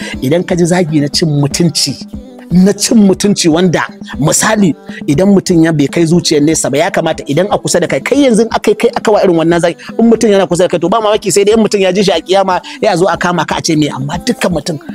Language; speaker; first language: Hausa; native; Hausa